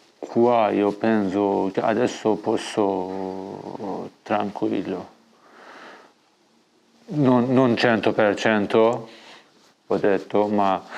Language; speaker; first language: Italian; non-native, learner; Persian